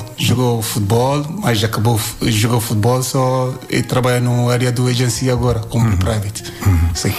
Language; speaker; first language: Portuguese; non-native, learner; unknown